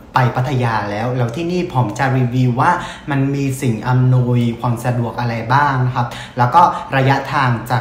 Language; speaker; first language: Thai; non-native, fluent; Vietnamese